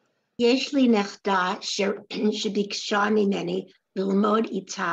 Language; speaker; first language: Hebrew; non-native, learner; English